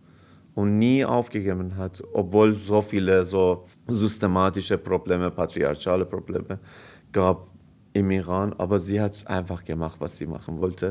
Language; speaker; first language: German; non-native, fluent; Persian